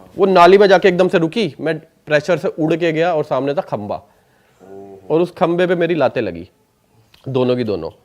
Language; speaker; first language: Hindi; non-native, local second language; Punjabi